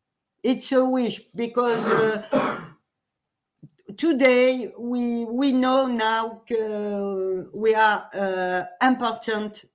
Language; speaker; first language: English; non-native, learner; French